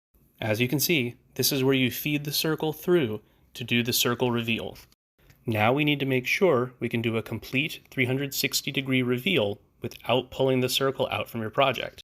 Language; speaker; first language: English; native; English